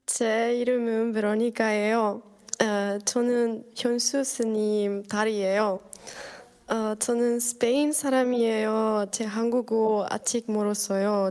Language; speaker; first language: Korean; non-native, learner; Spanish